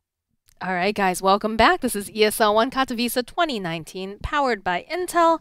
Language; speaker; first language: English; native; English